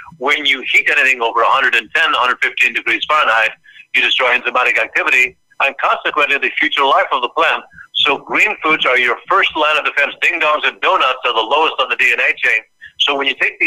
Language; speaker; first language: English; native; English